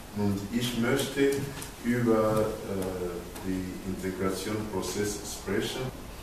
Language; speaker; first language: German; non-native, learner; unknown